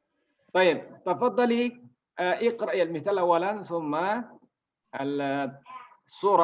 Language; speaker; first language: Arabic; non-native, fluent; Indonesian